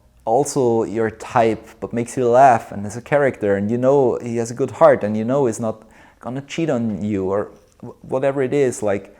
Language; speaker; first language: English; non-native, fluent; German